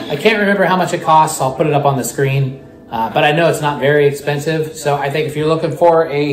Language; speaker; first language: English; native; English